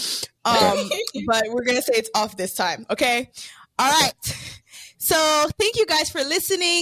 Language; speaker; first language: English; non-native, fluent; French